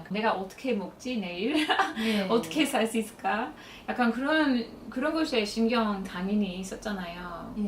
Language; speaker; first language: Korean; non-native, fluent; English